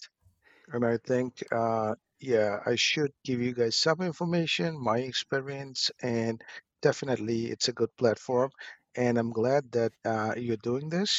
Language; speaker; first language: English; non-native, local second language; Bangla